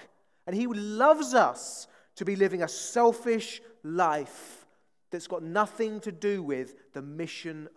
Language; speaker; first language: English; native; English